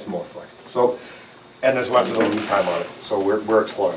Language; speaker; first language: English; native; English